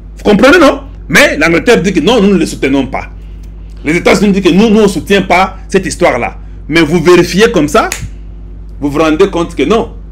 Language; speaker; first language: French; non-native, local second language; Lingala